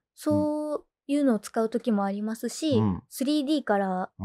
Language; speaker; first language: Japanese; native; Japanese